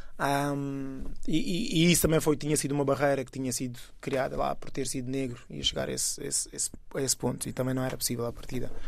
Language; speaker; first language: Portuguese; early bilingual, other home language; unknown